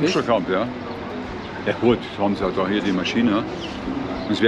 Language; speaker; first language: German; native; German